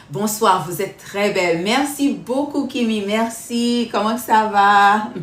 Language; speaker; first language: French; non-native, local second language; Haitian Creole